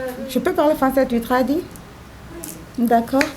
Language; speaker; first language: French; non-native, local second language; Susu